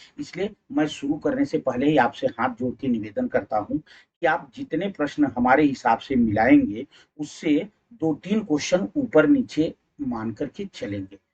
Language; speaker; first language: Hindi; native; Hindi